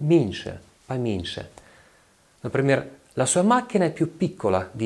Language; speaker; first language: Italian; non-native, fluent; Russian